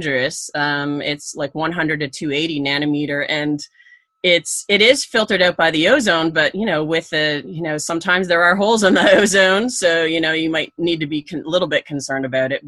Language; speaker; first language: English; native; English